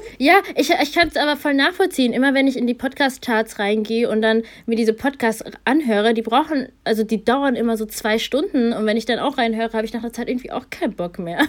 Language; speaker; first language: German; early bilingual, other home language; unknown